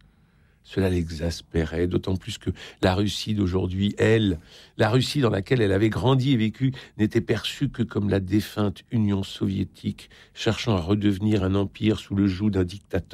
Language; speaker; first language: French; native; French